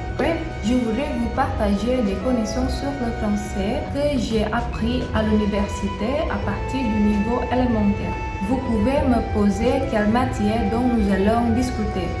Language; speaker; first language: French; non-native, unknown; Indonesian